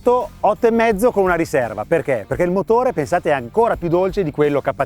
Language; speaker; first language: Italian; native; Italian